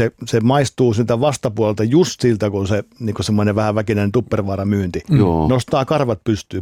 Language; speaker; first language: Finnish; native; Finnish